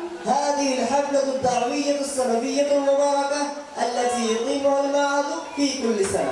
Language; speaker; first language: Arabic; non-native, learner; Bangla